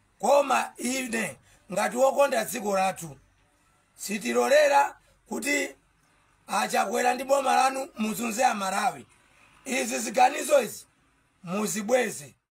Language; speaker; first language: Nyanja; non-native, local second language; Tumbuka